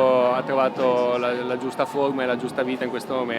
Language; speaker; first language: Italian; native; Italian